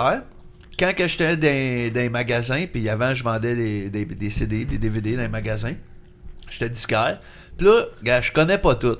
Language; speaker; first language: French; native; French